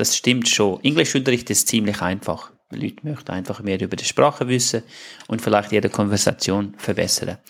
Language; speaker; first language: German; non-native, fluent; English